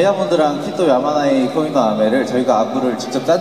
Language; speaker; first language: Korean; native; Korean